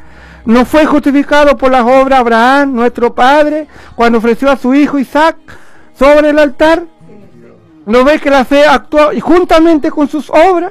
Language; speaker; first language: Spanish; native; Spanish